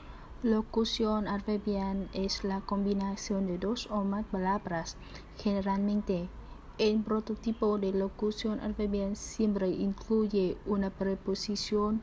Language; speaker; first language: Spanish; non-native, learner; Vietnamese